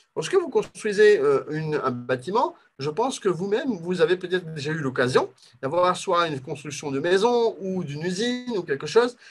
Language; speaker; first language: French; native; French